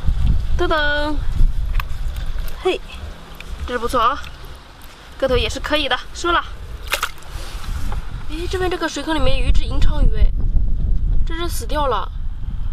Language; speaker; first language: Chinese; native; Chinese